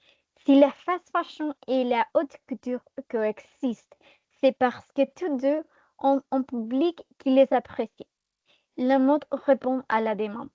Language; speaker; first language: French; non-native, fluent; Spanish